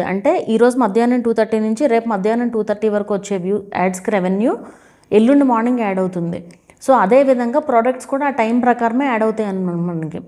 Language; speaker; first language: Telugu; native; Telugu